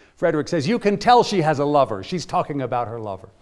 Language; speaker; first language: English; native; English